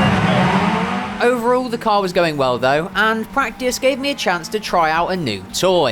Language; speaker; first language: English; native; English